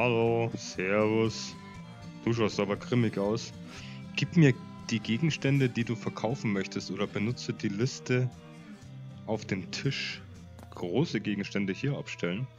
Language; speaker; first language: German; native; German